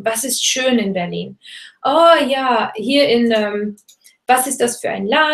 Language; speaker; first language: German; non-native, fluent; English